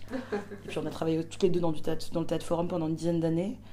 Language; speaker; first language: French; native; French